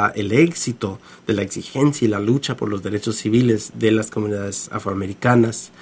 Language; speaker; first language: Spanish; non-native, fluent; English